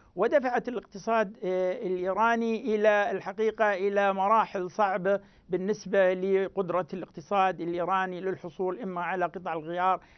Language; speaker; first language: Arabic; native; Arabic